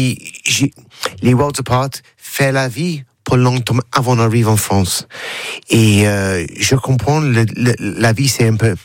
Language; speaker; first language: French; non-native, learner; English